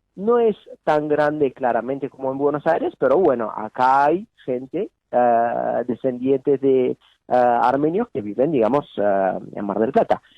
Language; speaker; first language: Spanish; non-native, fluent; Armenian